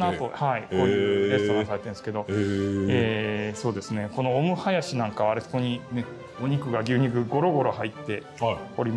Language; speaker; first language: Japanese; native; Japanese